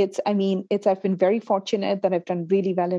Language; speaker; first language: English; non-native, local second language; Urdu